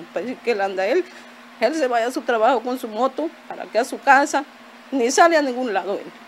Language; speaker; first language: Spanish; native; Spanish